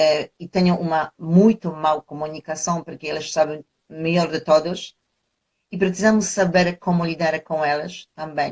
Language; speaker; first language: Portuguese; non-native, fluent; Polish